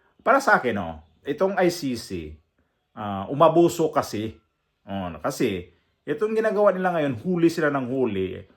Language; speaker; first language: Filipino; non-native, local second language; Cebuano